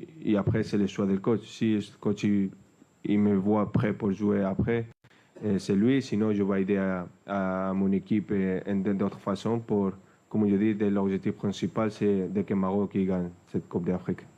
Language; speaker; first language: French; non-native, fluent; Spanish